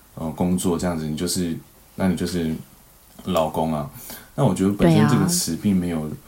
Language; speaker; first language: Chinese; native; Chinese